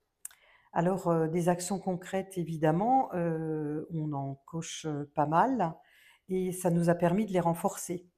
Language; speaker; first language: French; native; French